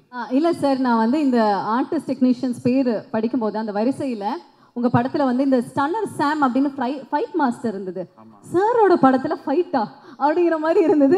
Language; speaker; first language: Tamil; native; Tamil